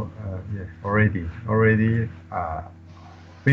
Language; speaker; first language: English; non-native, learner; Chinese